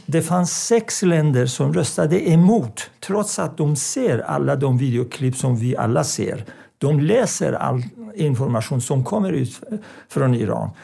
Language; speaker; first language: Swedish; non-native, fluent; Persian